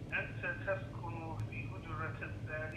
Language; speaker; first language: Arabic; non-native, learner; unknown